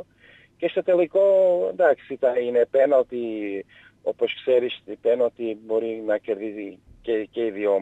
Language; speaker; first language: Greek; non-native, learner; Portuguese